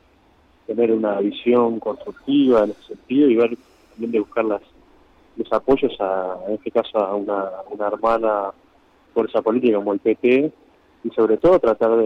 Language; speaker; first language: Spanish; native; Spanish